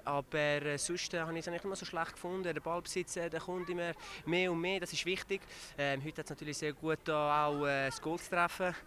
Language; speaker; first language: German; native; German